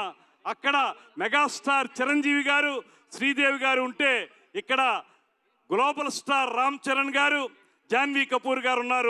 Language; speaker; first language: Telugu; native; Telugu